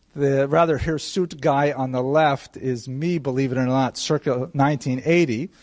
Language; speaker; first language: English; native; English